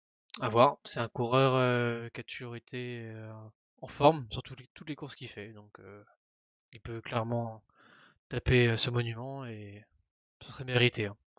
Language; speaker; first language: French; native; French